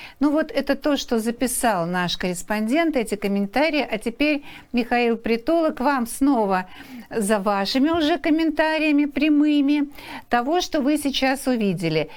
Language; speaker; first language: Russian; native; Russian